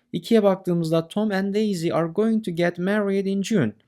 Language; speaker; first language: English; non-native, fluent; Turkish